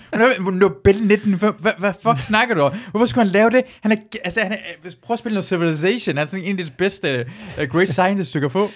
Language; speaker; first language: Danish; early bilingual, other home language; Persian